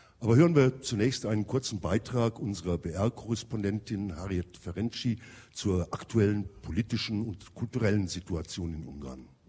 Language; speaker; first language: German; native; German